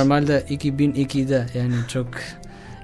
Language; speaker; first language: Turkish; non-native, learner; Albanian